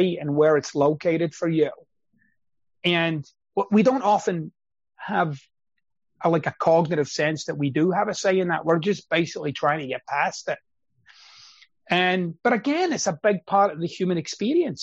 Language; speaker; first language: English; native; English